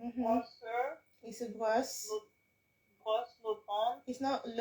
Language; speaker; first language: French; non-native, fluent; English